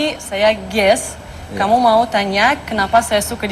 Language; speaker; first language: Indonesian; non-native, learner; Russian